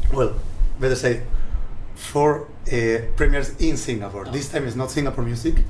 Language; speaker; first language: English; non-native, fluent; Spanish